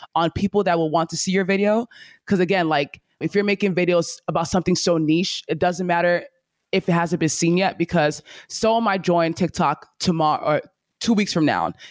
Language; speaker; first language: English; native; English